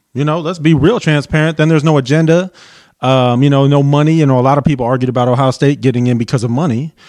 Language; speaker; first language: English; native; English